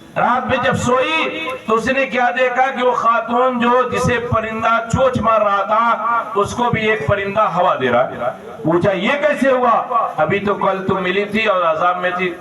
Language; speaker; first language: Urdu; native; Urdu